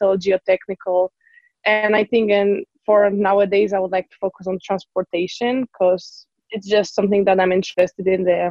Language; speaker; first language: English; non-native, fluent; Polish